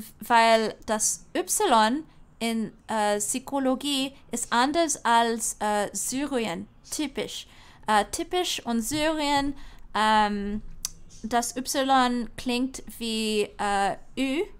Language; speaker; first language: German; non-native, learner; English